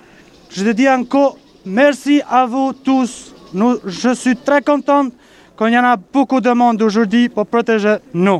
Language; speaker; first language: French; non-native, learner; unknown